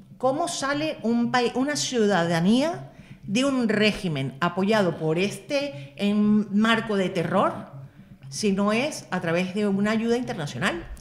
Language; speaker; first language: Spanish; native; Spanish